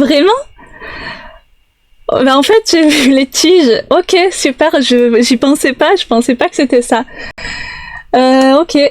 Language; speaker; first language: French; native; French